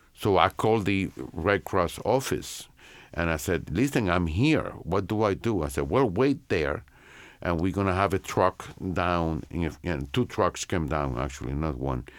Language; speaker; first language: English; non-native, fluent; Spanish